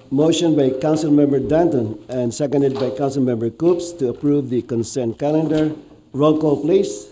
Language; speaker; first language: English; non-native, local second language; Filipino